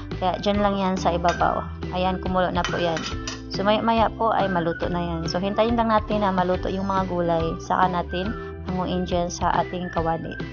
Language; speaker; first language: Filipino; non-native, local second language; Cebuano